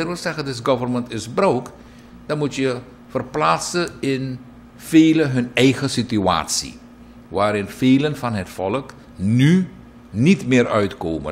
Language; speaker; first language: Dutch; native; Dutch